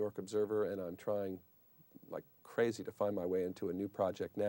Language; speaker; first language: English; native; English